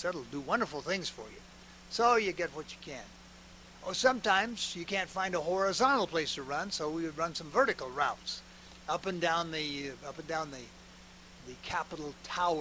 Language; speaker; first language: English; native; English